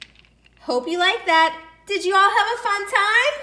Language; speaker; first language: English; native; English